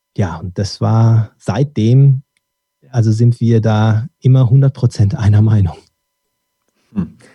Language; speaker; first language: German; early bilingual, other home language; Turkish